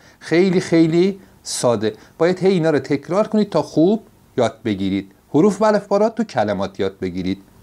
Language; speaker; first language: Persian; non-native, local second language; Azerbaijani